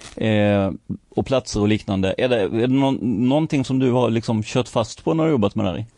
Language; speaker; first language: Swedish; native; Swedish